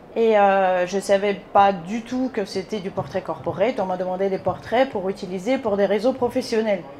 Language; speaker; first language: French; non-native, fluent; Bulgarian